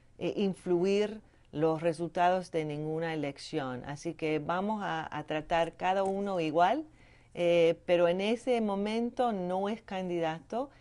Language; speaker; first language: Spanish; non-native, fluent; English